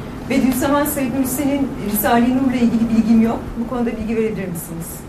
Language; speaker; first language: Turkish; native; Turkish